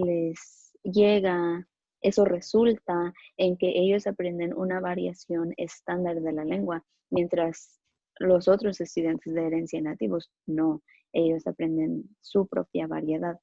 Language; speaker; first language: Spanish; early bilingual, other home language; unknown